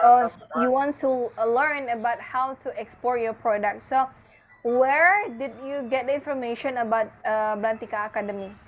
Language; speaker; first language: English; non-native, fluent; Indonesian